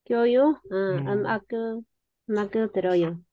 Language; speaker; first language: Korean; non-native, learner; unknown